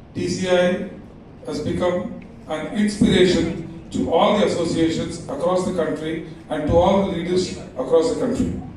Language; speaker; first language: English; non-native, local second language; Telugu